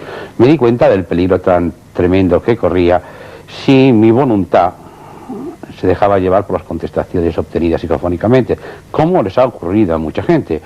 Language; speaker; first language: Spanish; native; Spanish